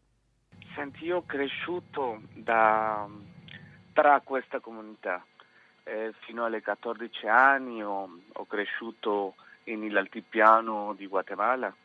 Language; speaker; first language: Italian; non-native, fluent; Spanish